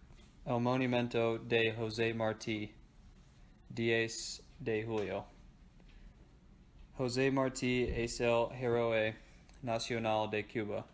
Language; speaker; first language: Spanish; non-native, learner; English